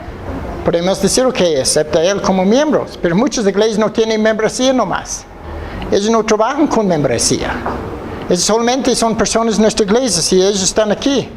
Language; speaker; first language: Spanish; non-native, fluent; English